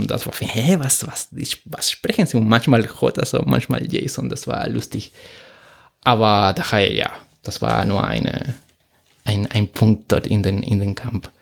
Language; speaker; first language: German; non-native, fluent; Spanish